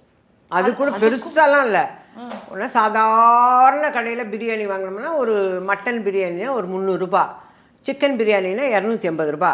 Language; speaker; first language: Tamil; native; Tamil